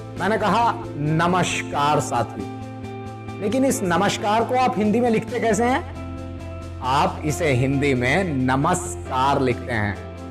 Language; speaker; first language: Hindi; native; Hindi